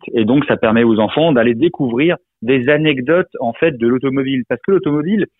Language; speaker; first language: French; native; French